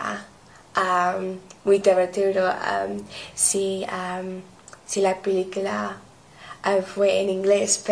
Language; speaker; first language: Spanish; non-native, learner; English